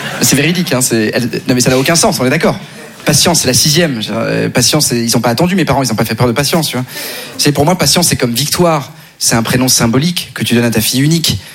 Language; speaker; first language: French; native; French